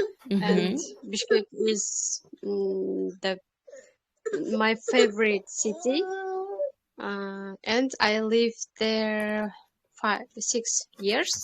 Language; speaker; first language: English; non-native, learner; Kyrgyz